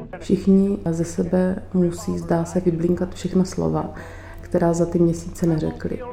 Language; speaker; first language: Czech; native; Czech